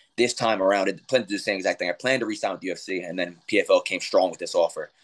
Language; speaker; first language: English; native; English